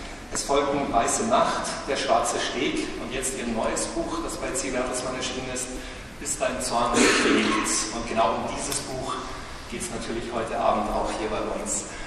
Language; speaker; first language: German; native; German